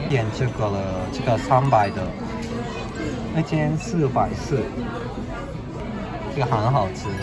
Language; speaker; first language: Chinese; non-native, fluent; Japanese